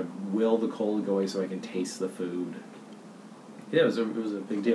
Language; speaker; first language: English; native; English